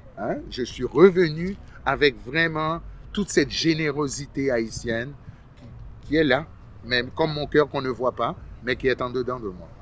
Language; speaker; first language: French; early bilingual, other home language; Haitian Creole